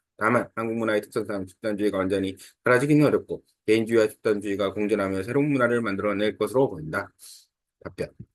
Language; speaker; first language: Korean; native; Korean